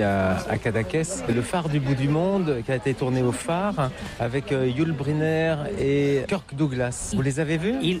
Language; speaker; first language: French; native; French